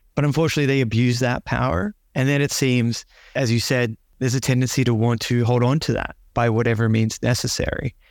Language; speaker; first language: English; native; English